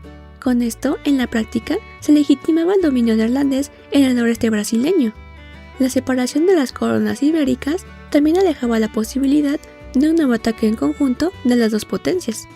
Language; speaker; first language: Spanish; native; Spanish